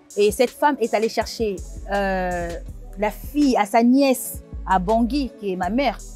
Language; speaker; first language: French; non-native, local second language; Lingala